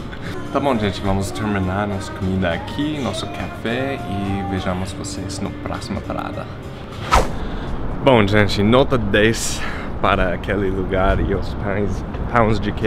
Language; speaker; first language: Portuguese; non-native, fluent; English